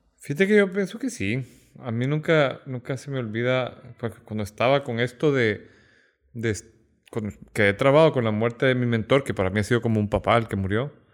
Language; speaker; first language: Spanish; native; Spanish